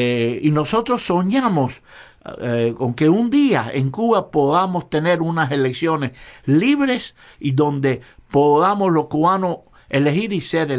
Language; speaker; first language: Spanish; native; Spanish